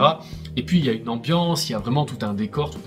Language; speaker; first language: French; native; French